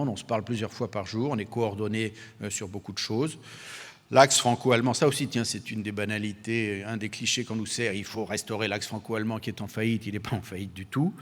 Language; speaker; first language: French; native; French